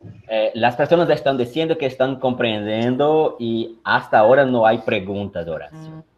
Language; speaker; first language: Spanish; non-native, fluent; Portuguese